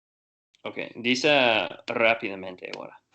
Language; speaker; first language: Spanish; non-native, learner; Portuguese